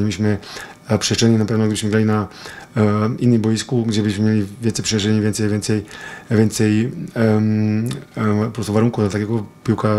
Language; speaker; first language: Polish; non-native, fluent; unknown